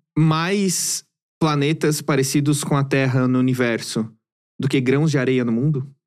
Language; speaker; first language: Portuguese; native; Portuguese